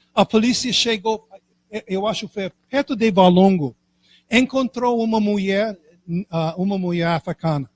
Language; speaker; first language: Portuguese; non-native, fluent; English